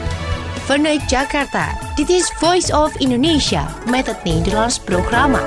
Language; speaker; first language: Dutch; non-native, fluent; Indonesian